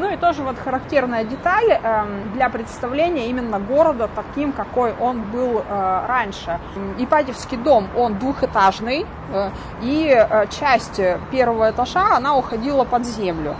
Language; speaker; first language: Russian; native; Russian